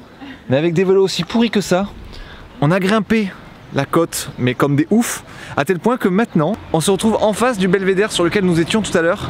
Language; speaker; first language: French; native; French